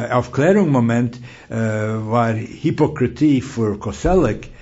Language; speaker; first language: German; non-native, fluent; Hungarian